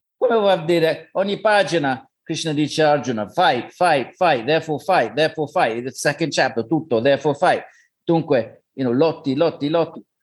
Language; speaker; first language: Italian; non-native, learner; English